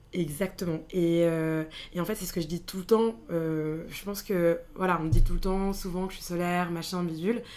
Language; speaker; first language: French; native; French